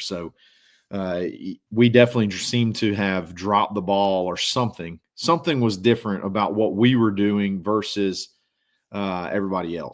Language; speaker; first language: English; native; English